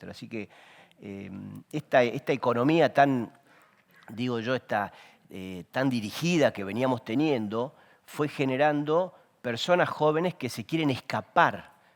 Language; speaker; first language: Spanish; native; Spanish